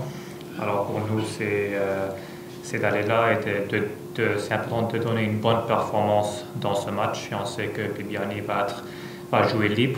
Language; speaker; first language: French; non-native, fluent; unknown